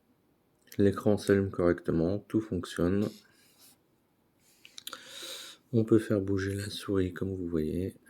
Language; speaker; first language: French; native; French